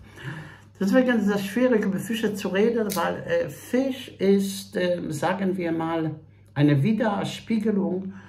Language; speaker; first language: German; non-native, fluent; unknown